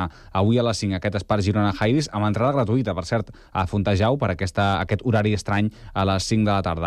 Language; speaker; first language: Catalan; native; Catalan